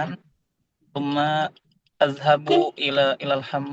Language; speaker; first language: Arabic; non-native, learner; Indonesian